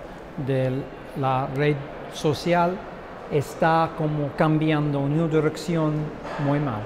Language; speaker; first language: Spanish; non-native, fluent; English